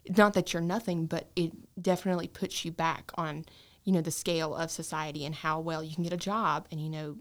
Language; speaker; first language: English; native; English